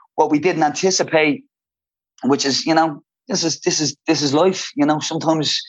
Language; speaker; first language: English; native; English